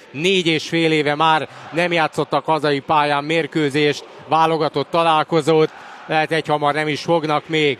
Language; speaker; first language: Hungarian; native; Hungarian